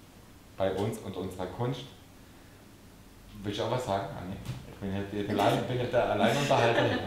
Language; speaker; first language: German; native; German